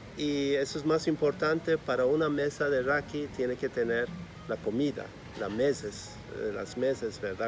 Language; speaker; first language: Spanish; non-native, fluent; Turkish